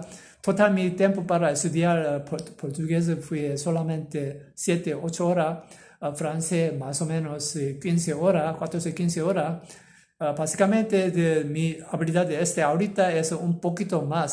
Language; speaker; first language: Spanish; non-native, learner; Korean